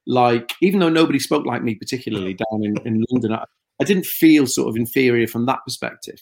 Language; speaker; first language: English; native; English